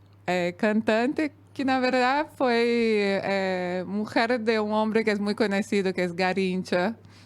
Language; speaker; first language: Spanish; non-native, fluent; Portuguese